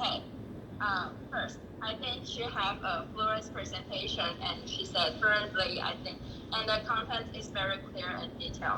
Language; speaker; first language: English; non-native, learner; Chinese